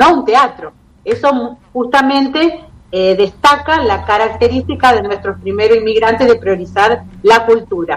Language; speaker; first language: Spanish; native; Spanish